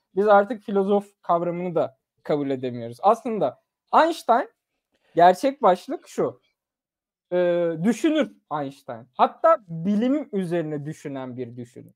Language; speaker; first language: Turkish; early bilingual, other home language; German